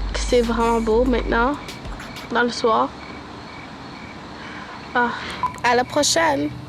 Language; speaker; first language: French; early bilingual, other home language; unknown